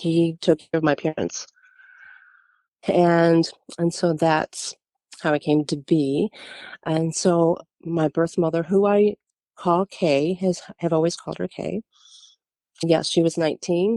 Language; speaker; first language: English; early bilingual, other home language; German